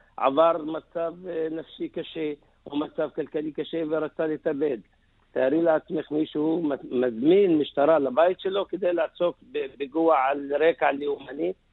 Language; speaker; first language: Hebrew; non-native, local second language; Arabic